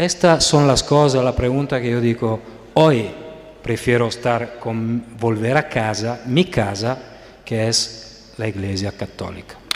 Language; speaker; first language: Spanish; non-native, fluent; Italian